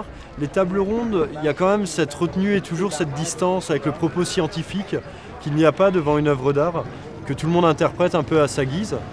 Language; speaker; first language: French; native; French